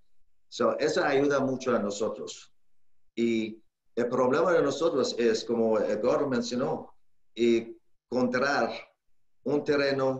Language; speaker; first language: Spanish; non-native, learner; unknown